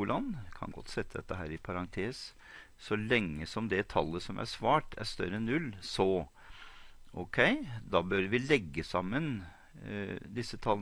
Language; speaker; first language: Norwegian; native; Norwegian